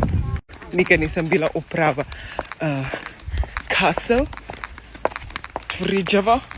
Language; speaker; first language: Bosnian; non-native, learner; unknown